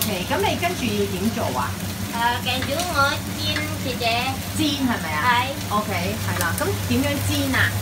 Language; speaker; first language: Cantonese; native; Cantonese